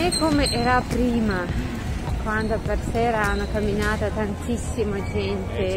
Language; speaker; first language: Italian; non-native, learner; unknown